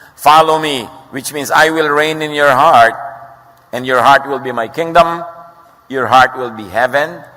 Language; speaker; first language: English; non-native, local second language; Filipino